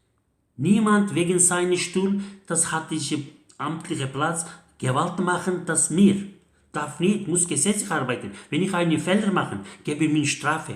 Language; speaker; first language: German; non-native, learner; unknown